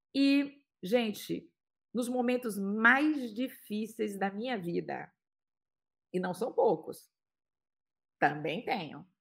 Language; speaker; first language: Portuguese; native; Portuguese